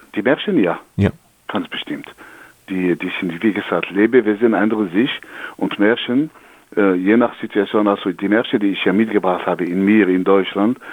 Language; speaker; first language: German; non-native, fluent; Kabyle